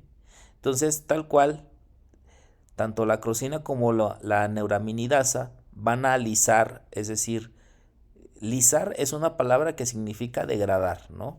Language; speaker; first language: Spanish; native; Spanish